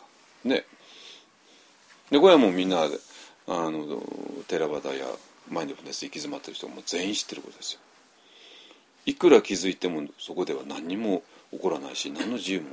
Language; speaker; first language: Japanese; native; Japanese